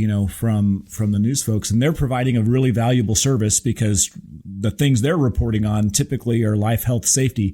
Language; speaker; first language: English; native; English